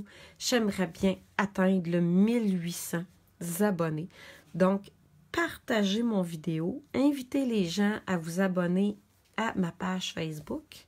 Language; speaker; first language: French; native; French